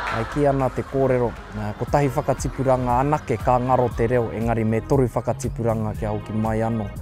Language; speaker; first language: Māori; native; Māori